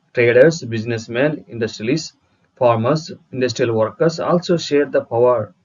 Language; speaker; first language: English; non-native, local second language; Telugu